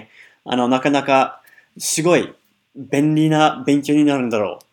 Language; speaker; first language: Japanese; non-native, fluent; English